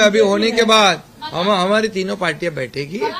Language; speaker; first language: Hindi; non-native, local second language; Marathi